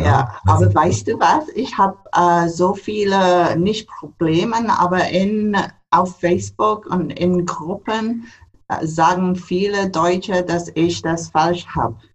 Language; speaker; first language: German; non-native, fluent; English